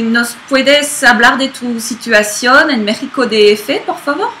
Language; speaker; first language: Spanish; non-native, fluent; French